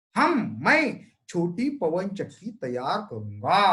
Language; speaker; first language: Hindi; non-native, local second language; Marathi